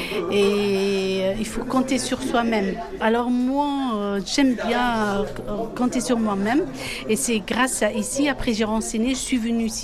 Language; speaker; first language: French; non-native, fluent; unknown